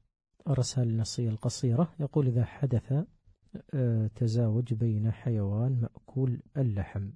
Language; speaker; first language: Arabic; native; Arabic